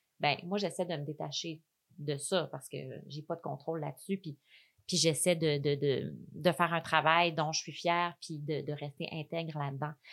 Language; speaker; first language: French; native; French